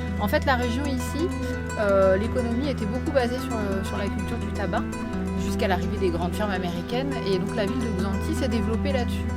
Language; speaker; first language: French; native; French